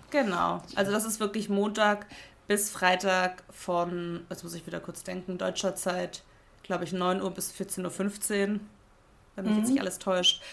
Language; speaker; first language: German; native; German